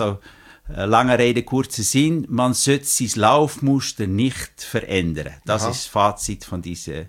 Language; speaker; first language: German; native; German